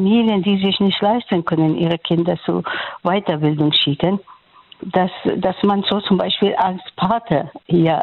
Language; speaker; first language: German; non-native, fluent; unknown